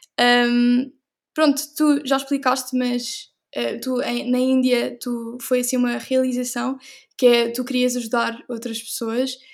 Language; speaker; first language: Portuguese; native; Portuguese